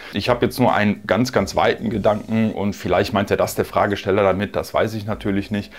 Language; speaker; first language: German; native; German